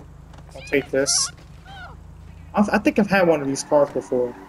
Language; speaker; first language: English; native; English